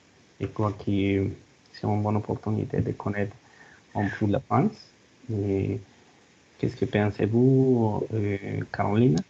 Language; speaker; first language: French; non-native, learner; Spanish